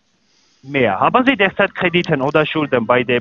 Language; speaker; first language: German; non-native, learner; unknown